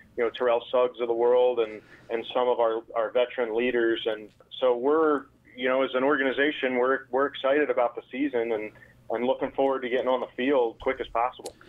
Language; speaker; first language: English; native; English